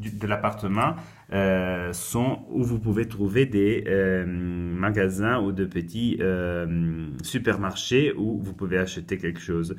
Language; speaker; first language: French; non-native, fluent; Italian